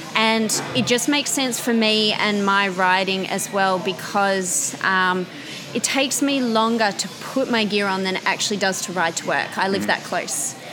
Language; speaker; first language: English; native; English